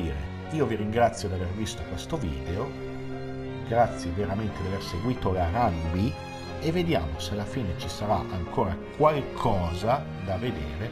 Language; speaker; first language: Italian; native; Italian